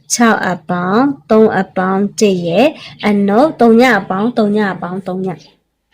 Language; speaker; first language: Burmese; native; Burmese